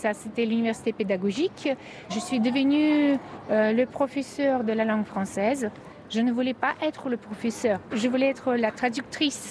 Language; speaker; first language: French; non-native, fluent; Russian